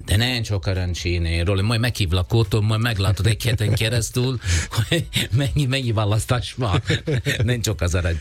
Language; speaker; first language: Hungarian; non-native, fluent; Italian